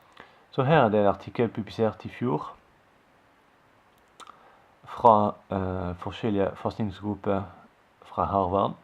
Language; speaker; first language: Norwegian; non-native, fluent; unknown